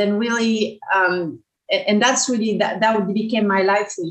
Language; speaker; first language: English; non-native, fluent; French